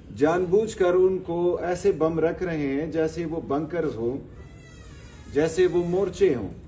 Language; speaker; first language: Urdu; non-native, local second language; Pashto